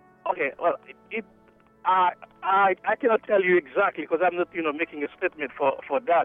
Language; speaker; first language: English; non-native, fluent; Haitian Creole